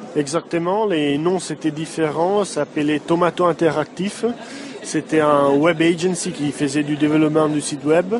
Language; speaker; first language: French; non-native, fluent; Italian